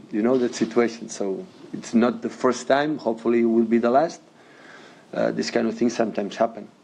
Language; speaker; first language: English; non-native, fluent; Catalan